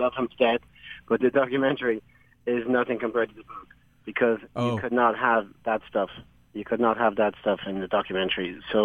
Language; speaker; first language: English; native; English